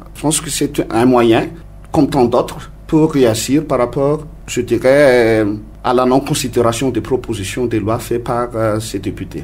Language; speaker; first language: French; non-native, local second language; Malagasy